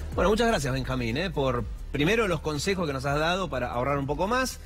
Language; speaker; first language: Spanish; native; Spanish